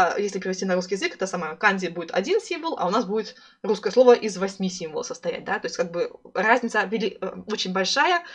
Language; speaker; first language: Russian; native; Russian